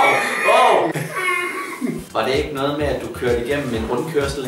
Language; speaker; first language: Danish; native; Danish